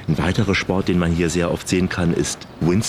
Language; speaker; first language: German; native; German